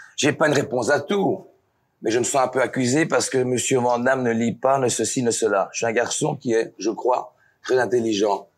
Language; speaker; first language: French; native; French